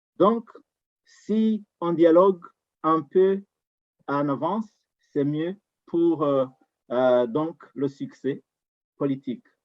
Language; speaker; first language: French; non-native, local second language; Rundi